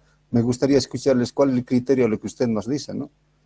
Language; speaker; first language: Spanish; native; Spanish